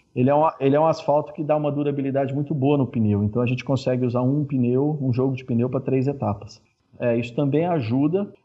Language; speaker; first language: Portuguese; native; Portuguese